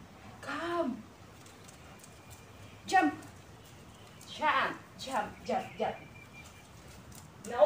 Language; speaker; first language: English; non-native, local second language; Filipino